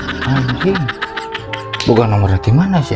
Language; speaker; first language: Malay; non-native, local second language; Sundanese